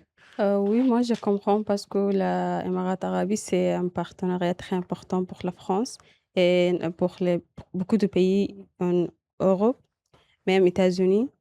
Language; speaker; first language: French; non-native, learner; Arabic